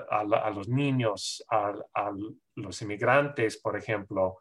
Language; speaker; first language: Spanish; non-native, fluent; English